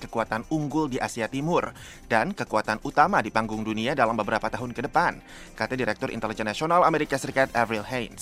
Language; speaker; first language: Indonesian; native; Indonesian